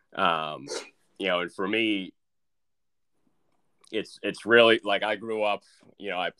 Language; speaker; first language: English; native; English